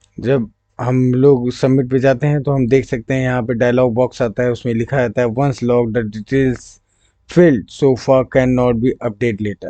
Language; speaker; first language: Hindi; native; Hindi